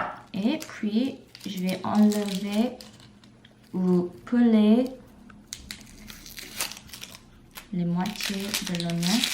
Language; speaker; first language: French; non-native, learner; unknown